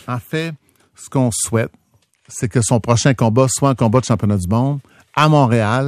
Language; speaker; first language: French; native; French